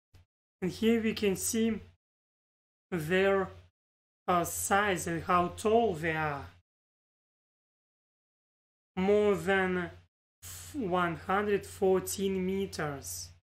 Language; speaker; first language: English; non-native, learner; Russian